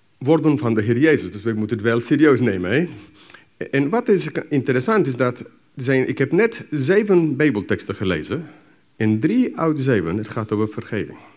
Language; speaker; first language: Dutch; non-native, fluent; English